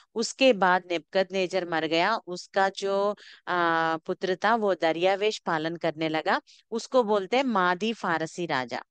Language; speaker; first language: Hindi; non-native, local second language; Telugu